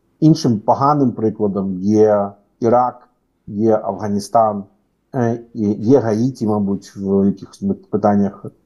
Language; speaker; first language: Ukrainian; non-native, local second language; Russian